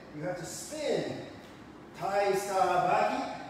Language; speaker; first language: English; native; English